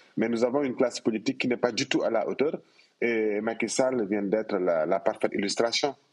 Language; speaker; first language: French; non-native, local second language; Wolof